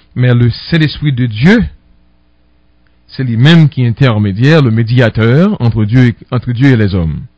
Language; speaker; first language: French; non-native, local second language; Haitian Creole